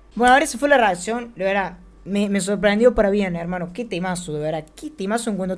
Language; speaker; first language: Spanish; native; Spanish